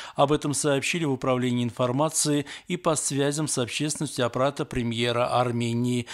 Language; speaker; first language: Russian; non-native, local second language; Armenian